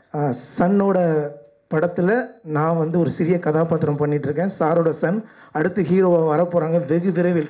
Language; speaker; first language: Tamil; native; Tamil